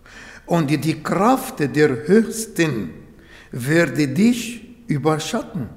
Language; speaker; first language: German; non-native, learner; Arabic